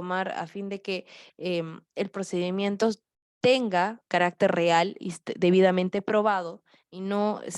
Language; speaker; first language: Spanish; native; Spanish